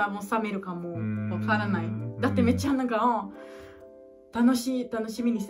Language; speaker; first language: Japanese; non-native, learner; Portuguese